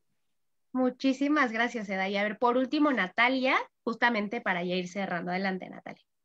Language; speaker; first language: Spanish; native; Spanish